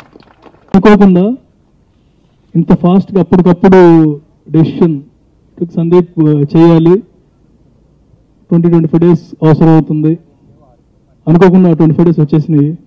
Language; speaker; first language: Telugu; native; Telugu